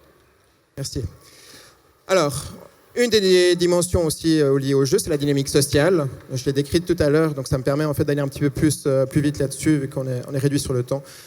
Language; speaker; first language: French; native; French